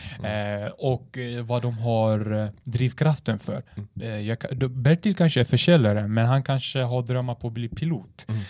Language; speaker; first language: Swedish; early bilingual, other home language; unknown